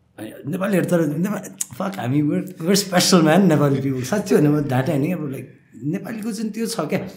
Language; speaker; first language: Nepali; native; Nepali